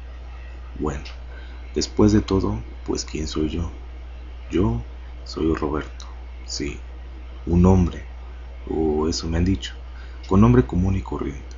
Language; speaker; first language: Spanish; native; Spanish